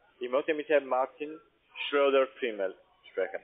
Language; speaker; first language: German; non-native, learner; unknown